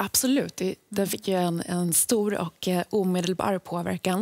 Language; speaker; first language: Swedish; native; Swedish